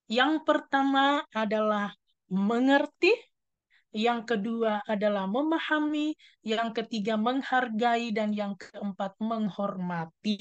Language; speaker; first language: Indonesian; native; Indonesian